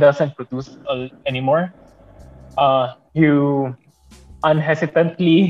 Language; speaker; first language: English; non-native, local second language; Bikol